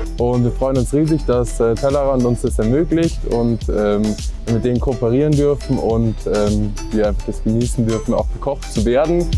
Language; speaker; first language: German; native; German